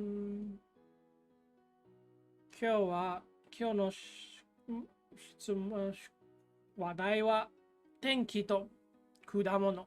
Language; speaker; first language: Japanese; non-native, learner; English